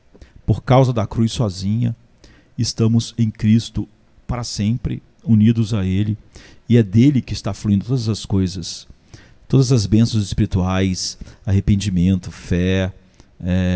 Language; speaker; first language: Portuguese; native; Portuguese